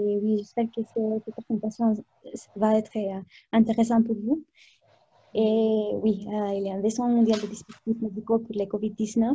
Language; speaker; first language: French; non-native, fluent; Spanish